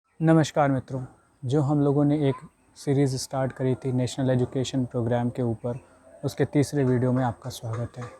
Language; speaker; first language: Hindi; native; Hindi